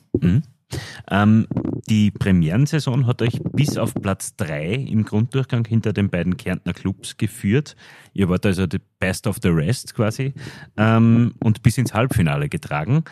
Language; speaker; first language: German; native; German